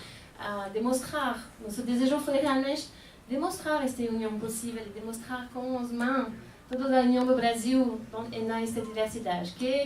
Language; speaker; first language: Portuguese; non-native, fluent; French